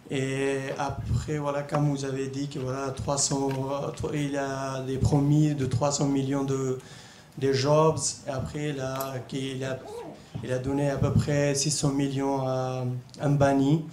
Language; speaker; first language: French; non-native, fluent; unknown